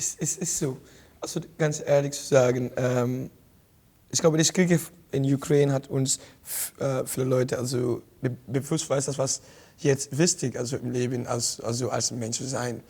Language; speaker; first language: German; non-native, fluent; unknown